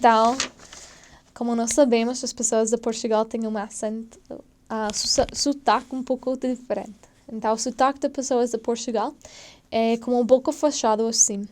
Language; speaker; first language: Portuguese; non-native, fluent; English